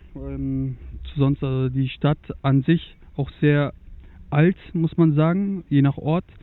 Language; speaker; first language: German; early bilingual, other home language; Turkish